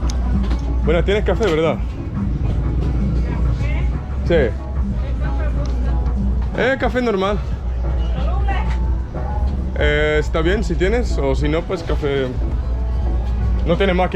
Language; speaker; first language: Spanish; non-native, fluent; English